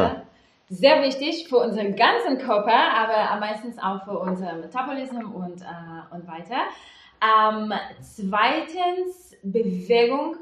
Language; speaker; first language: German; non-native, fluent; Hebrew